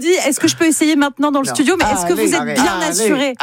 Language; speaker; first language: French; native; French